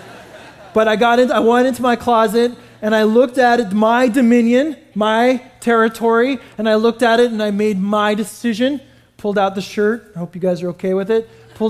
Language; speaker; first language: English; native; English